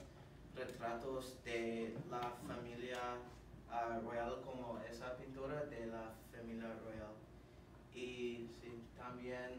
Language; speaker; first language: Spanish; non-native, learner; English